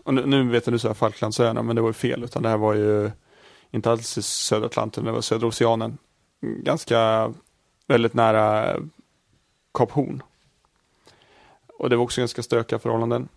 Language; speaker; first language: Swedish; native; Swedish